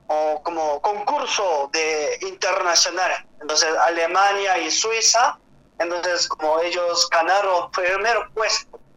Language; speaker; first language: Spanish; non-native, learner; Korean